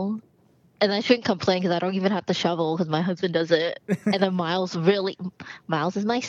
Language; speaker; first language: English; non-native, local second language; Cantonese